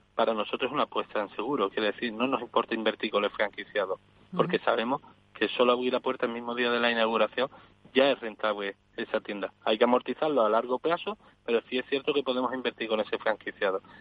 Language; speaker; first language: Spanish; native; Spanish